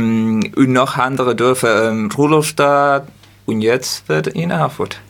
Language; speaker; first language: German; non-native, learner; Spanish